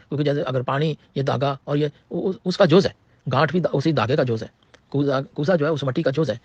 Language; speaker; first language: Urdu; non-native, local second language; Punjabi